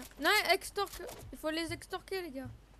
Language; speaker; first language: French; native; French